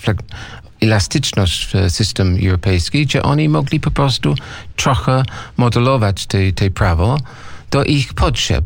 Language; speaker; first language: Polish; non-native, fluent; English